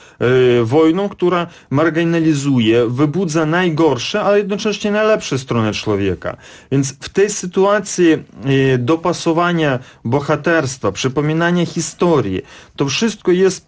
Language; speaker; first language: Polish; non-native, fluent; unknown